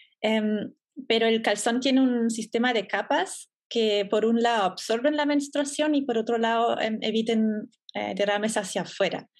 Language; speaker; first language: Spanish; non-native, fluent; German